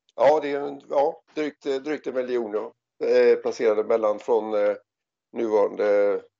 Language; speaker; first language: Swedish; native; Swedish